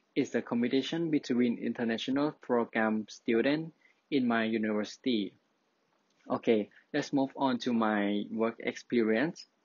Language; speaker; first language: English; non-native, fluent; Thai